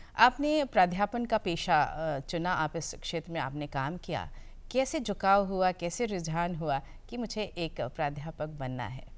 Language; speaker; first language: Hindi; native; Hindi